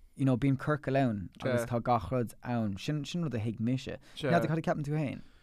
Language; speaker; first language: Irish; non-native, local second language; English